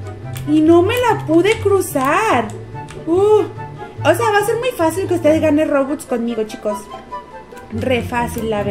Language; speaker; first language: Spanish; native; Spanish